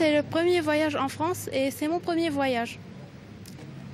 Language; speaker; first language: French; non-native, learner; Arabic